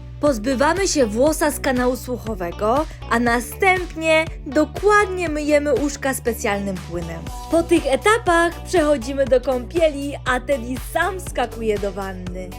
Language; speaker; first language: Polish; native; Polish